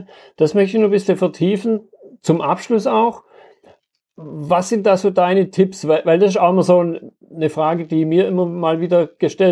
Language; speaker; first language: German; native; German